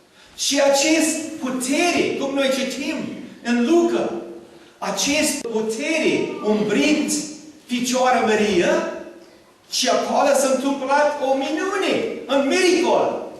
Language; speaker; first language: Romanian; non-native, learner; English